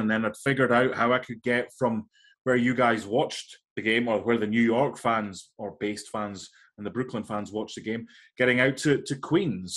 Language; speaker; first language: English; native; English